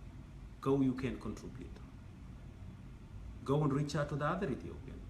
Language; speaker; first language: English; non-native, fluent; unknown